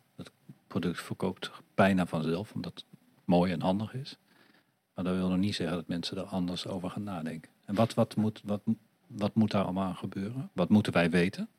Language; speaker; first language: Dutch; native; Dutch